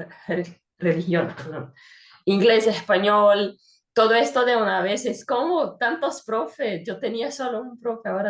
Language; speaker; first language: Spanish; non-native, fluent; Portuguese